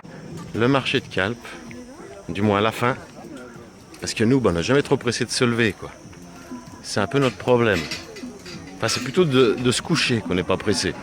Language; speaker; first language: French; native; French